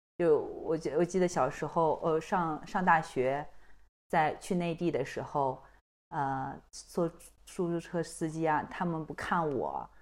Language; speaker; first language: Chinese; non-native, local second language; Kazakh